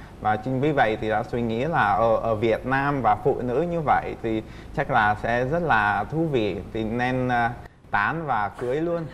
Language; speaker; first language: Vietnamese; non-native, fluent; Czech